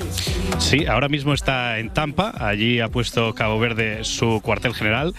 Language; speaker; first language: Spanish; native; Spanish